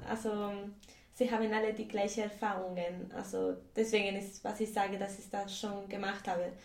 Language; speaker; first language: German; non-native, fluent; Spanish